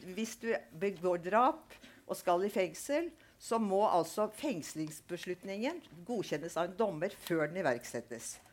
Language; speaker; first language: Norwegian; native; Norwegian